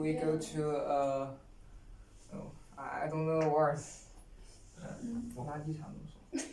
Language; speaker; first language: English; non-native, learner; Chinese